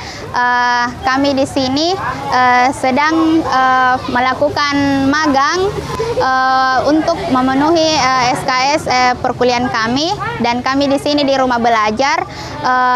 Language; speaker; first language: Indonesian; native; Indonesian